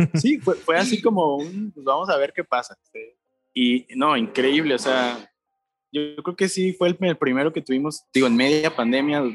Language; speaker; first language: Spanish; native; Spanish